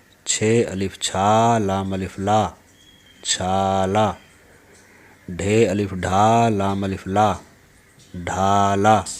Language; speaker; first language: Urdu; native; Urdu